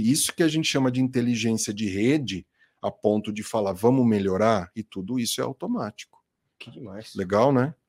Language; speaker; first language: Portuguese; native; Portuguese